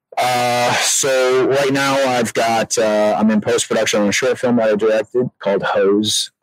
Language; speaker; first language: English; native; English